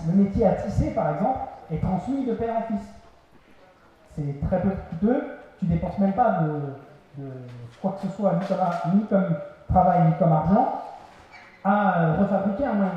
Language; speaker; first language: French; native; French